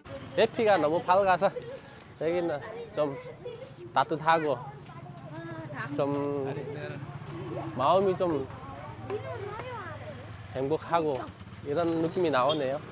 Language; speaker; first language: Korean; non-native, fluent; Nepali